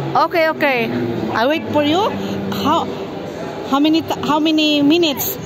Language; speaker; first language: English; non-native, learner; Filipino